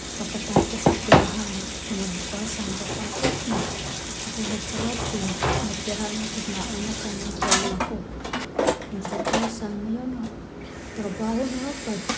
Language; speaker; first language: Filipino; non-native, local second language; Waray